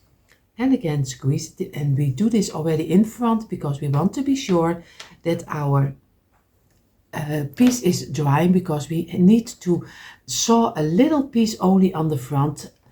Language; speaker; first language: English; non-native, fluent; Dutch